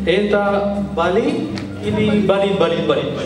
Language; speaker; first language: Russian; non-native, learner; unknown